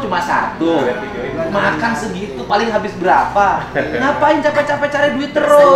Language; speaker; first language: Indonesian; native; Indonesian